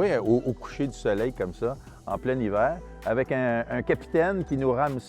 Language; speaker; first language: French; native; French